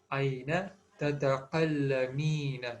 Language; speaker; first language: Arabic; non-native, fluent; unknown